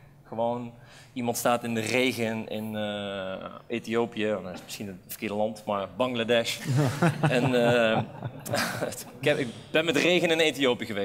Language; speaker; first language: Dutch; native; Dutch